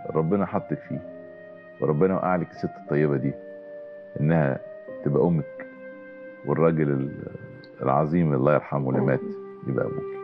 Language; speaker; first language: Arabic; native; Arabic